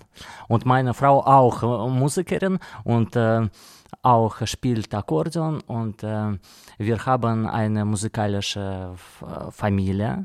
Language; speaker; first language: German; non-native, learner; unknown